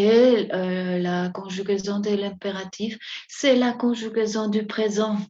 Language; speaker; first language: French; non-native, fluent; Spanish